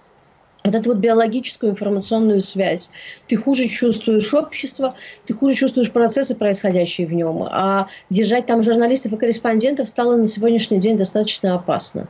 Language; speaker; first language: Russian; native; Russian